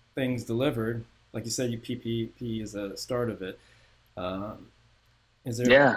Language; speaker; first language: English; native; English